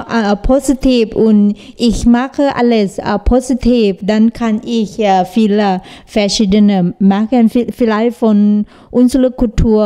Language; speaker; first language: German; non-native, learner; Thai